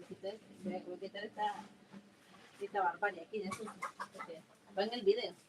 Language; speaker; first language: Spanish; native; Spanish